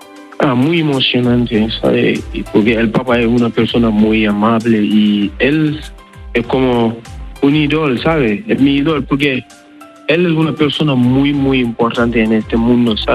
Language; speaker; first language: Spanish; non-native, learner; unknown